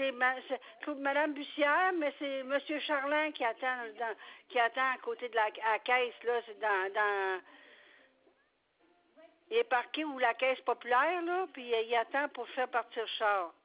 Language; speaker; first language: French; native; French